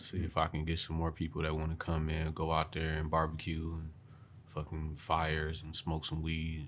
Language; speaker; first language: English; native; English